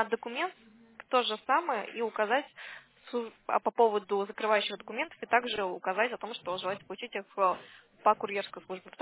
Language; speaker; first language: Russian; native; Russian